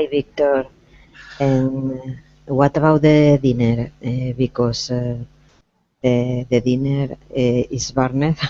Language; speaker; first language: English; non-native, learner; Spanish